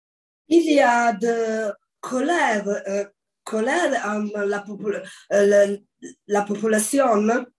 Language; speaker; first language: French; non-native, learner; Italian